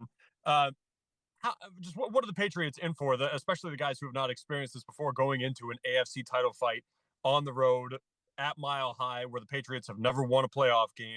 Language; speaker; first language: English; native; English